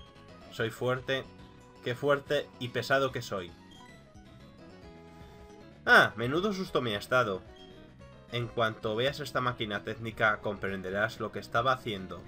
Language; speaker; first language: Spanish; native; Spanish